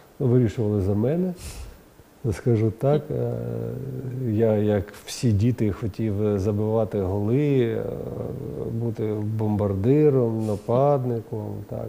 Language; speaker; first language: Ukrainian; non-native, local second language; Russian